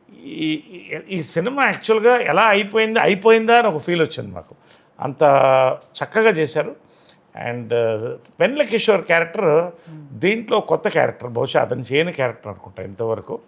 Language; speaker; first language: Telugu; native; Telugu